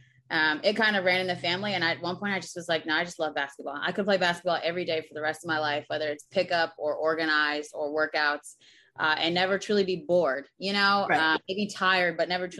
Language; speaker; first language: English; native; English